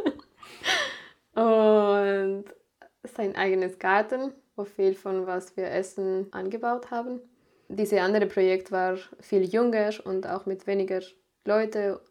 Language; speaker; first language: German; non-native, fluent; Spanish